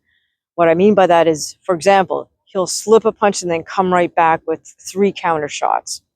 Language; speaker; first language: English; native; English